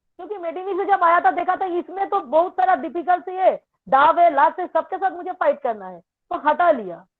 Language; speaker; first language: Hindi; non-native, local second language; Bangla